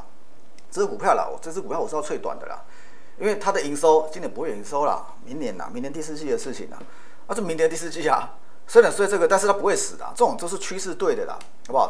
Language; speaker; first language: Chinese; native; Chinese